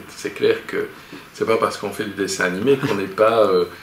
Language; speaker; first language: French; native; French